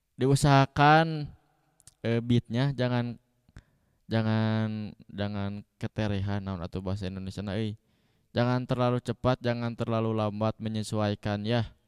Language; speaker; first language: Indonesian; non-native, local second language; Sundanese